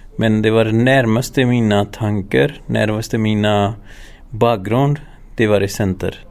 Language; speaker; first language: Swedish; non-native, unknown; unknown